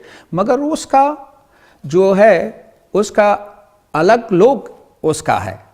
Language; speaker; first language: Hindi; non-native, fluent; Pashto